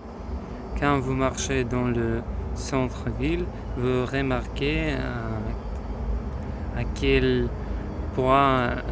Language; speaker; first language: French; non-native, learner; Russian